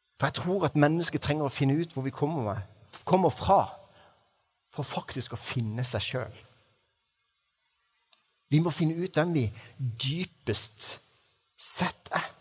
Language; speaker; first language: Norwegian; native; Norwegian